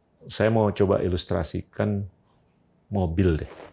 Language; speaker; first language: Indonesian; native; Indonesian